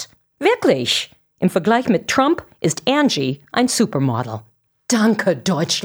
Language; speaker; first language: German; non-native, fluent; English